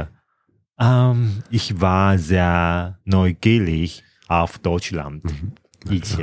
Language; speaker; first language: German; non-native, learner; Chinese